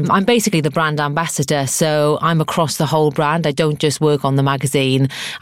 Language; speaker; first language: English; native; English